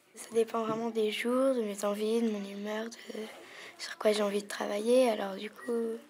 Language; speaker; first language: French; native; French